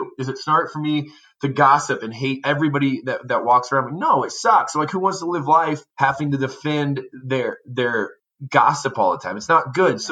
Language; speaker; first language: English; native; English